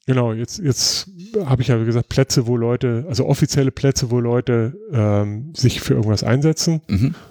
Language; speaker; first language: German; native; German